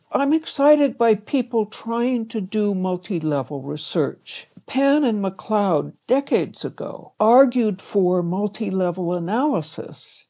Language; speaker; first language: English; native; English